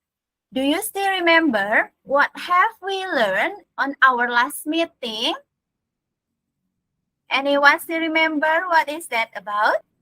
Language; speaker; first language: English; non-native, learner; Indonesian